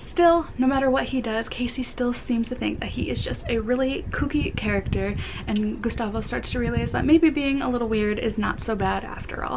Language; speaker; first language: English; native; English